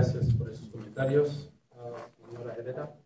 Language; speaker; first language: Spanish; early bilingual, heritage; Spanish